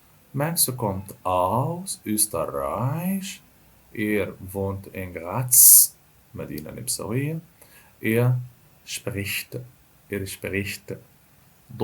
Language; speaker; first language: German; non-native, fluent; Arabic